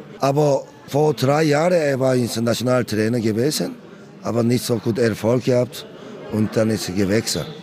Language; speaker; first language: German; non-native, learner; Korean